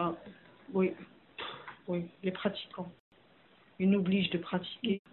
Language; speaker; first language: French; non-native, learner; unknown